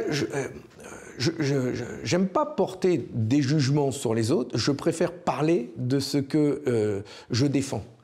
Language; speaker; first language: French; native; French